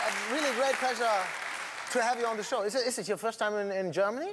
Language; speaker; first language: English; non-native, fluent; German